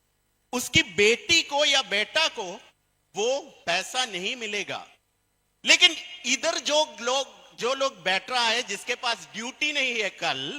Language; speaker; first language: Hindi; non-native, fluent; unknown